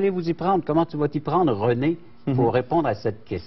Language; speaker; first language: French; native; French